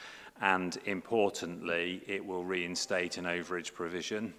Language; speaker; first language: English; native; English